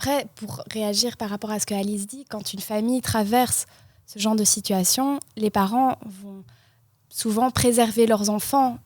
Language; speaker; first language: French; native; French